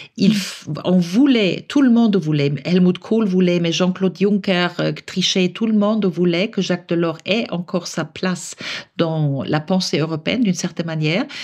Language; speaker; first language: French; non-native, fluent; German